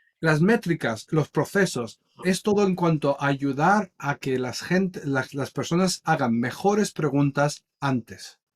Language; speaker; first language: Spanish; native; Spanish